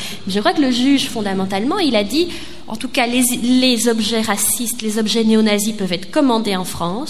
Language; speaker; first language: French; native; French